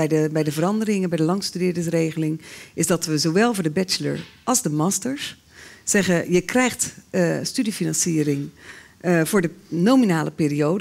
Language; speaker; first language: Dutch; native; Dutch